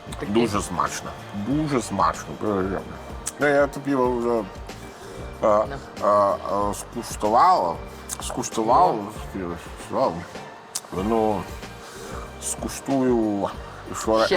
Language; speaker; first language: Ukrainian; non-native, learner; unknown